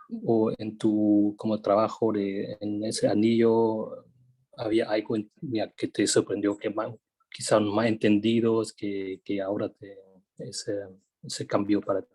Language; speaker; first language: Spanish; non-native, fluent; Vietnamese